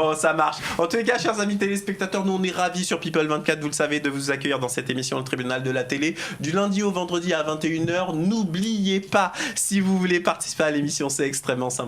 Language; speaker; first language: French; native; French